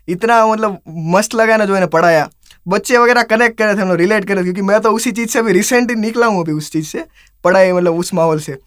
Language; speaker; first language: Hindi; non-native, local second language; Gujarati